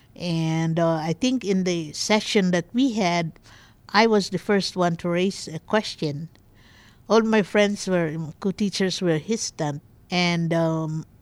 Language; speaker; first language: English; non-native, local second language; Bikol